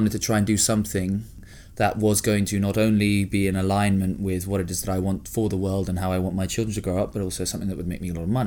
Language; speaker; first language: English; native; English